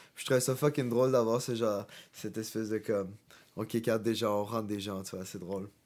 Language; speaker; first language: French; native; French